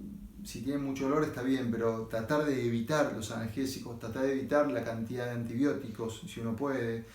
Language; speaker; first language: Spanish; native; Spanish